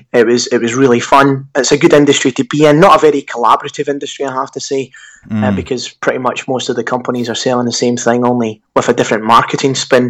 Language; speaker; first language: English; native; English